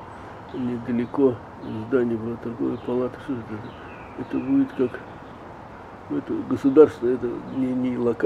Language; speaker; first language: Russian; native; Russian